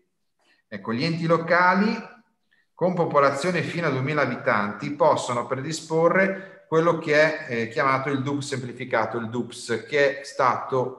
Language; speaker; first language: Italian; native; Italian